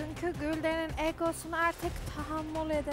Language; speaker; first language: Turkish; non-native, learner; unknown